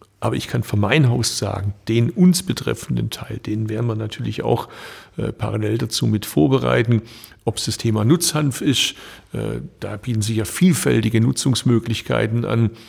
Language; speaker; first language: German; early bilingual, other home language; Turkish